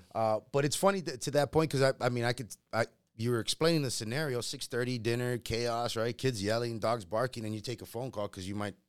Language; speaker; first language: English; early bilingual, other home language; Spanish